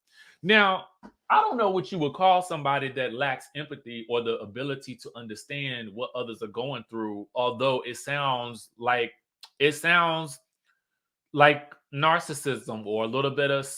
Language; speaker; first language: English; native; English